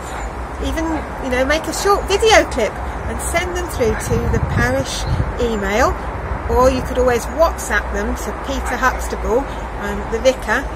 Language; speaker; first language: English; native; English